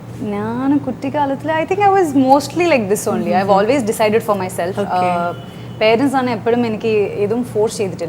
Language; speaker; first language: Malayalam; non-native, learner; Kannada